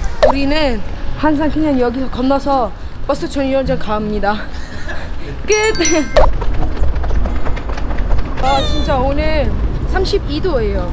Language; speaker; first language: Korean; non-native, fluent; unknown